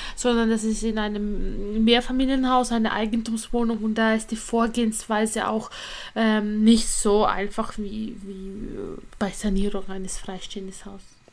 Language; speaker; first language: German; non-native, fluent; Latvian